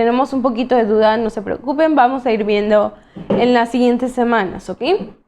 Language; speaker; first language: Spanish; native; Spanish